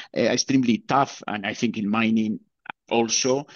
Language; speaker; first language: English; non-native, fluent; Spanish